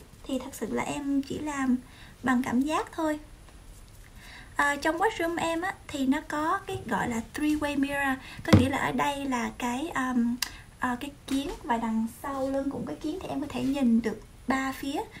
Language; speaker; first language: Vietnamese; early bilingual, other home language; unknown